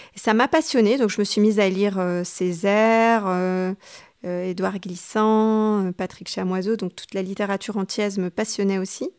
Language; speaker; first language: French; native; French